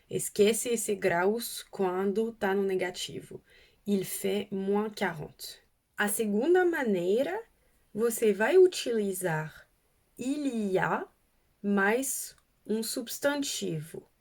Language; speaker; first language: Portuguese; non-native, fluent; French